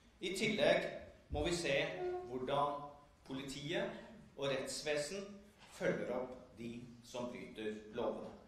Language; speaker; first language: Norwegian; native; Norwegian